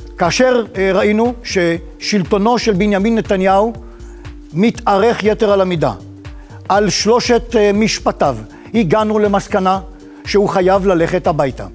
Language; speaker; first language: Hebrew; native; Hebrew